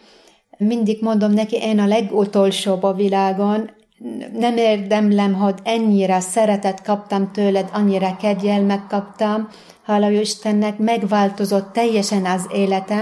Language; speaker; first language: Hungarian; non-native, fluent; Arabic